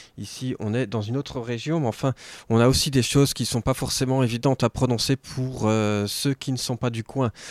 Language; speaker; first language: French; native; French